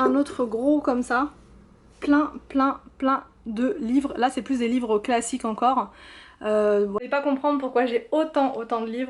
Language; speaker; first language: French; native; French